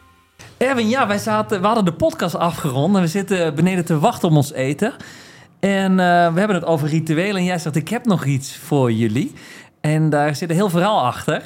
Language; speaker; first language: Dutch; native; Dutch